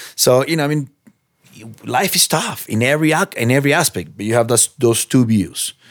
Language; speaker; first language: English; non-native, fluent; Spanish